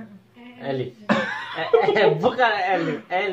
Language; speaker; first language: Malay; non-native, learner; Turkish